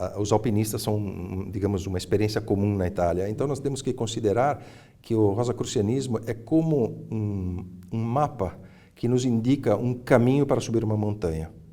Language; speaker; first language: Portuguese; early bilingual, other home language; Italian